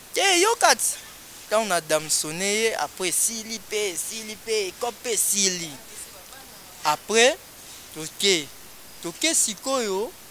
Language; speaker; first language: Lingala; native; Lingala